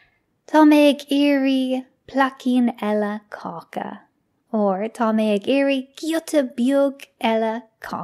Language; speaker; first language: Irish; non-native, local second language; English